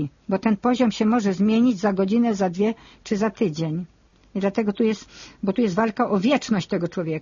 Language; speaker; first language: Polish; native; Polish